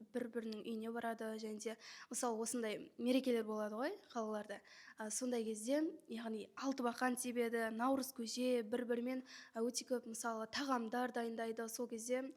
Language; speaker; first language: Kazakh; native; Kazakh